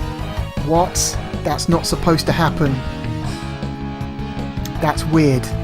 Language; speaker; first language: English; native; English